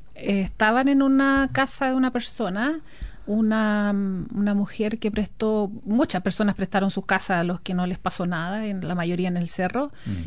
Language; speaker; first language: Spanish; native; Spanish